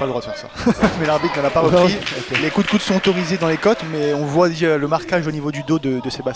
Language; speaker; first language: French; native; French